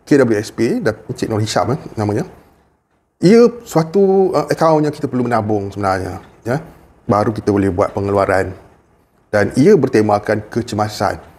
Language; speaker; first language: Malay; native; Malay